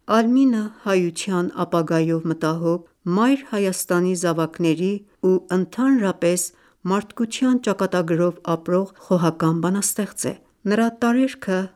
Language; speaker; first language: Armenian; early bilingual, heritage; Armenian